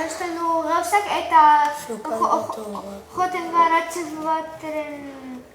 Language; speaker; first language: Basque; non-native, local second language; Spanish